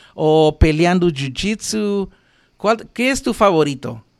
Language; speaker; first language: Spanish; early bilingual, heritage; Spanish